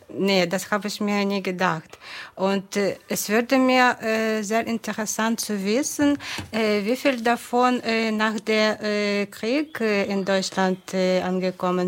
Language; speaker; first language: German; non-native, fluent; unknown